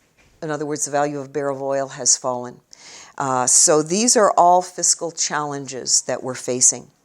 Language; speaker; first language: English; native; English